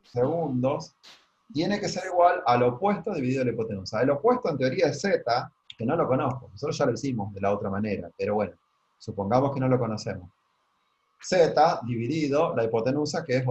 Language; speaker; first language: Spanish; native; Spanish